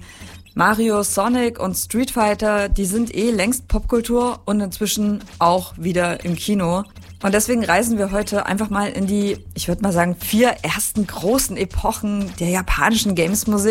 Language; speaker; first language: German; native; German